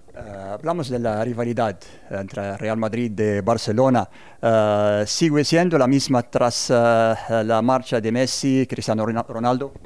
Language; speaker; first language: Spanish; non-native, learner; Arabic